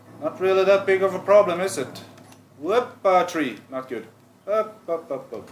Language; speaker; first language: English; non-native, fluent; Swedish